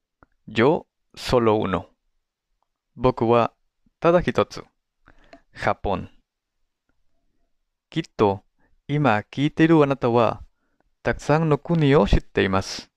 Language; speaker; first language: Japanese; non-native, fluent; Spanish